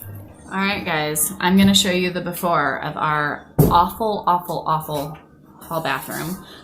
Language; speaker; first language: English; native; English